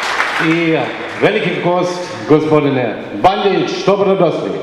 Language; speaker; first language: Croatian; non-native, learner; German